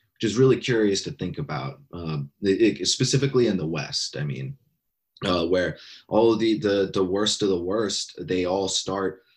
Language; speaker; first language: English; native; English